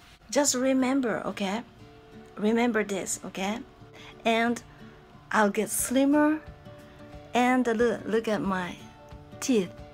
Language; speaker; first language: English; non-native, fluent; Japanese